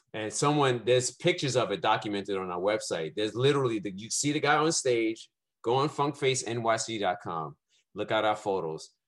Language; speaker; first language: English; native; English